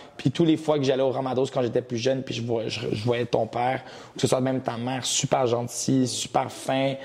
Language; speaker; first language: French; early bilingual, other home language; Portuguese